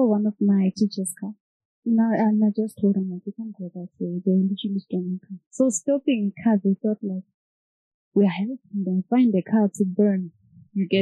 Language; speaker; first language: English; non-native, local second language; Shona